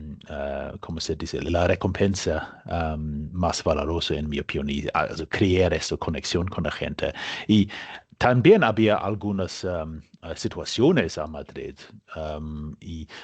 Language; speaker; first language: Spanish; non-native, learner; English